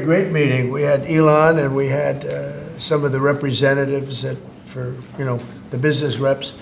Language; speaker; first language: English; native; English